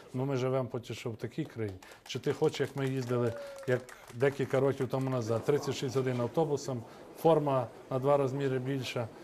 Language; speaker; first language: Ukrainian; native; Ukrainian